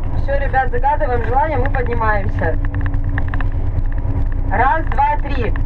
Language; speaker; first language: Russian; native; Russian